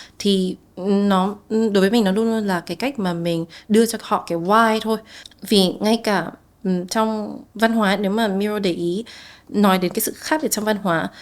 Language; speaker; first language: Vietnamese; native; Vietnamese